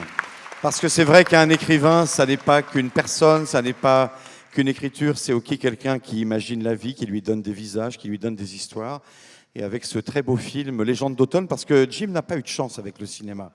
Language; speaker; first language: French; native; French